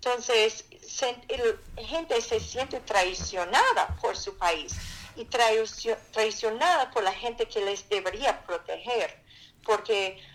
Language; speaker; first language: Spanish; non-native, fluent; English